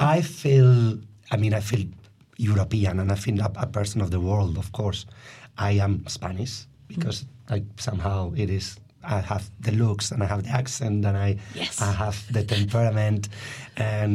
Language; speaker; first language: English; non-native, fluent; Spanish